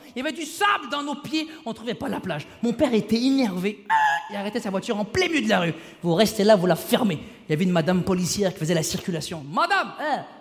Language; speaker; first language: French; early bilingual, other home language; Arabic